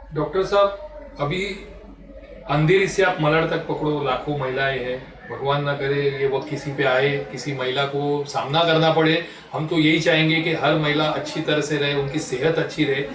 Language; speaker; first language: Hindi; non-native, local second language; Marathi